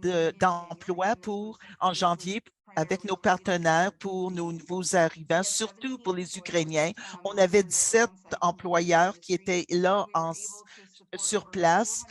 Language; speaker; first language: French; non-native, local second language; English